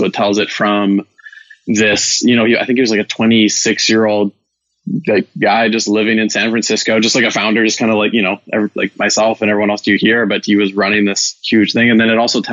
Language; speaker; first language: English; native; English